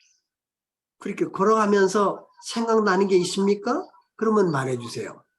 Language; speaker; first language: Korean; native; Korean